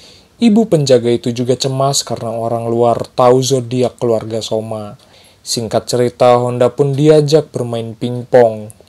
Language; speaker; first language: Indonesian; native; Indonesian